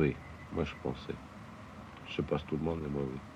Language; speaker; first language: French; non-native, learner; Spanish